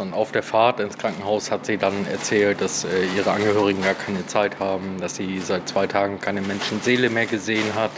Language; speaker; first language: German; native; German